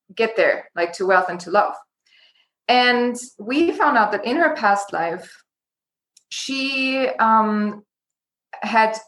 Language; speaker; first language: English; non-native, fluent; German